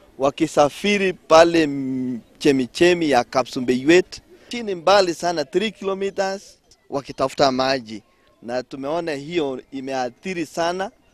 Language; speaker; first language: Swahili; non-native, local second language; Kalenjin